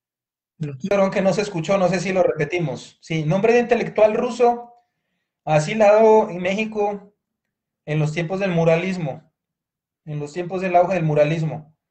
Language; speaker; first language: Spanish; native; Spanish